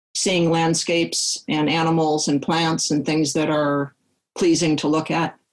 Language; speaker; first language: English; native; English